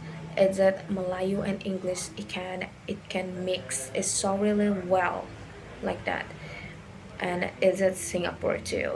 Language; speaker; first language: English; non-native, learner; Indonesian